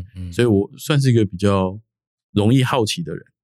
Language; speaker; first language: Chinese; native; Chinese